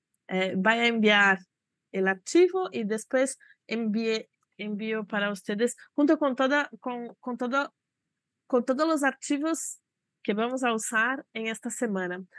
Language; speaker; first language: Spanish; non-native, fluent; Portuguese